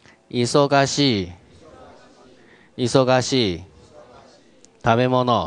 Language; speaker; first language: Japanese; non-native, fluent; Chinese